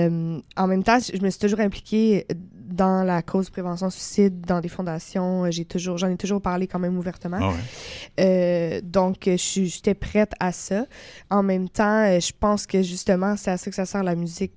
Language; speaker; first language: French; native; French